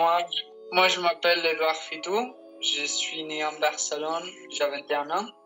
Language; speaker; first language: French; non-native, fluent; Spanish